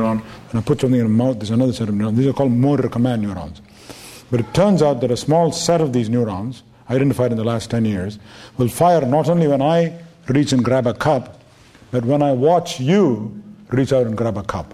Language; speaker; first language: English; non-native, local second language; Tamil